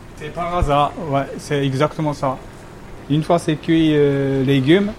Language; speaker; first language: French; non-native, learner; Japanese